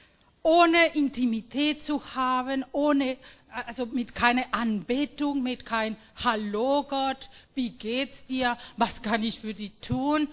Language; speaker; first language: German; non-native, fluent; Spanish